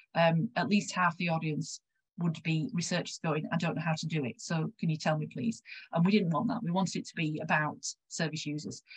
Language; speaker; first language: English; native; English